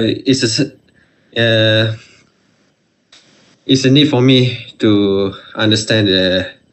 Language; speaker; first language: English; non-native, fluent; Malay